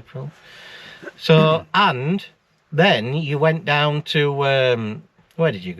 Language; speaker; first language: English; native; English